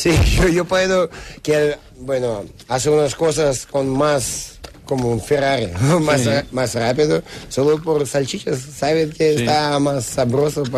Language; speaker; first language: Spanish; non-native, learner; Russian